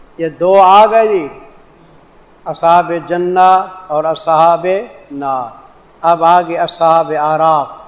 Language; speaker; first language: Urdu; non-native, local second language; Saraiki